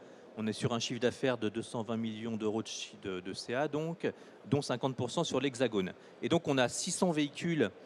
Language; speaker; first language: French; native; French